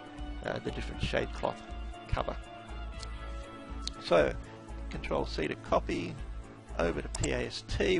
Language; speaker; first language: English; native; English